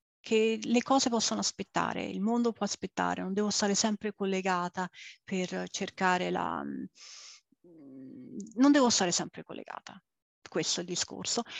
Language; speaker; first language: Italian; early bilingual, other home language; English